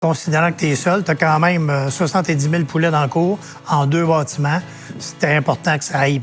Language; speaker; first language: French; native; French